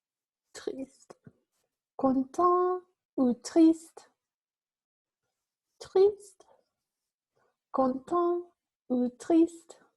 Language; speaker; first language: French; non-native, fluent; English